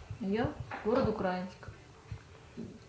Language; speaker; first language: Russian; native; Russian